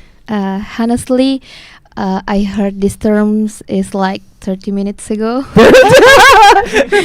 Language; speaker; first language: English; non-native, learner; Indonesian